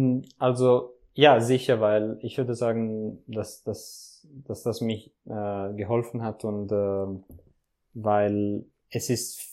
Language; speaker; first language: German; non-native, fluent; Italian